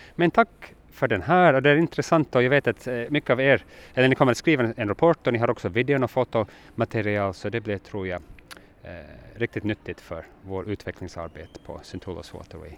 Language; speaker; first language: Swedish; native; Swedish